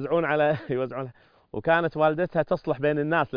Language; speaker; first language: Arabic; native; Arabic